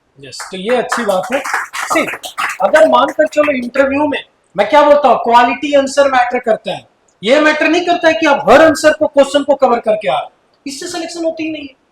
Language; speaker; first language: Hindi; native; Hindi